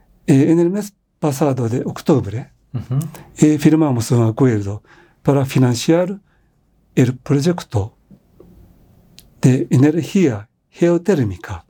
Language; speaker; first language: Spanish; non-native, fluent; Japanese